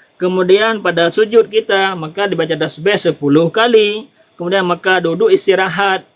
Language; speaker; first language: Malay; non-native, local second language; Achinese